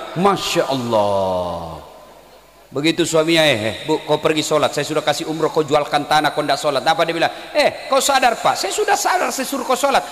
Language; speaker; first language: Indonesian; native; Indonesian